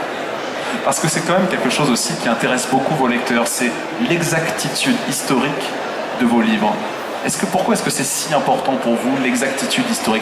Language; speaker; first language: French; native; French